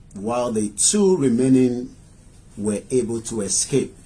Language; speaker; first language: English; non-native, local second language; Yoruba